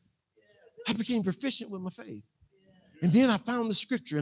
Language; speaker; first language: English; native; English